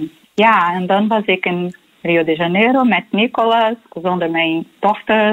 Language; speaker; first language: Dutch; non-native, local second language; Portuguese